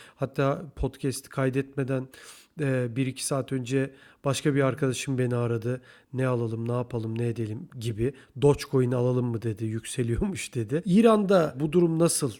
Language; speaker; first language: Turkish; native; Turkish